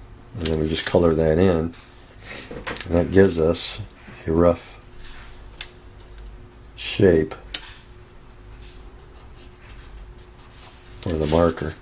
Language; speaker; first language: English; native; English